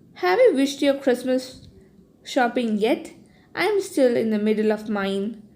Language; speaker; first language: English; non-native, local second language; Malayalam